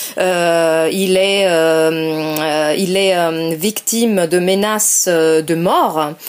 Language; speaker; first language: French; non-native, fluent; Italian